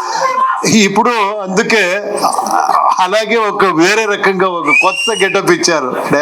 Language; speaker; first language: Telugu; non-native, local second language; Kannada